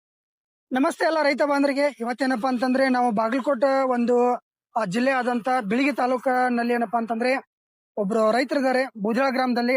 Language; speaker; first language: Kannada; native; Kannada